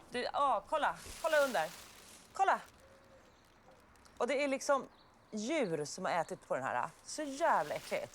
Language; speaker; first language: Swedish; native; Swedish